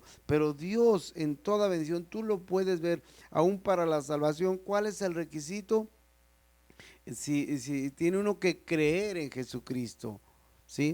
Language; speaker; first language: Spanish; native; Spanish